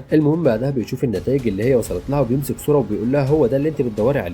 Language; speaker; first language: Arabic; native; Arabic